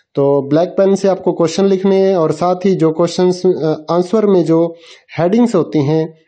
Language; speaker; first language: Hindi; native; Hindi